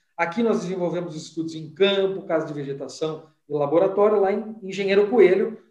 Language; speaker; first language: Portuguese; native; Portuguese